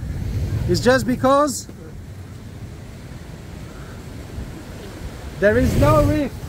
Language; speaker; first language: English; non-native, fluent; French